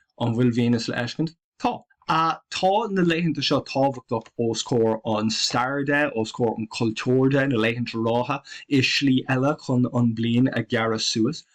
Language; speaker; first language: Irish; non-native, local second language; English